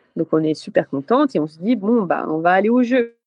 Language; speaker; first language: French; native; French